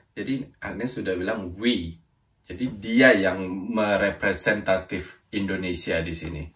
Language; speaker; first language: Indonesian; native; Indonesian